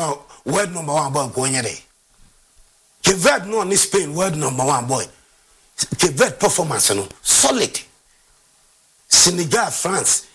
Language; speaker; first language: English; non-native, local second language; Akan